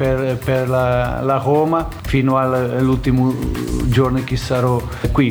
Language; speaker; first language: Italian; non-native, fluent; Portuguese